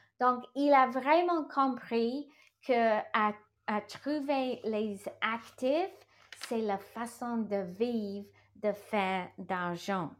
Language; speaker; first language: French; non-native, learner; English